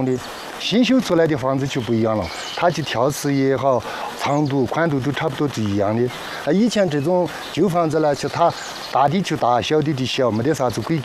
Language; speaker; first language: Chinese; native; Chinese